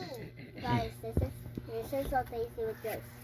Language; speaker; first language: English; non-native, local second language; Cebuano